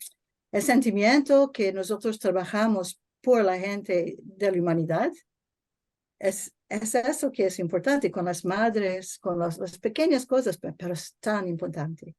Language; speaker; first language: Spanish; non-native, learner; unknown